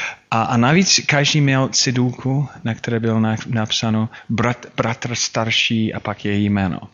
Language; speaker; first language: Czech; non-native, fluent; English